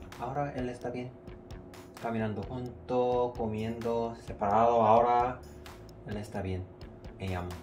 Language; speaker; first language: Spanish; non-native, learner; Korean